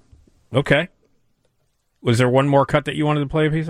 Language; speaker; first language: English; native; English